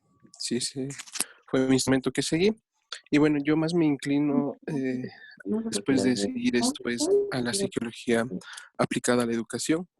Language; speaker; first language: Spanish; native; Spanish